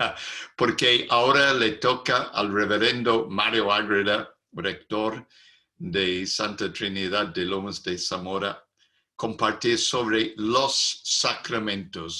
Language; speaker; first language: Spanish; non-native, fluent; English